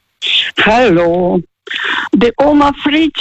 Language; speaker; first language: German; non-native, fluent; Russian